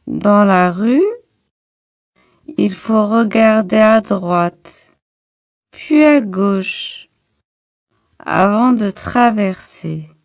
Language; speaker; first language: French; non-native, local second language; Arabic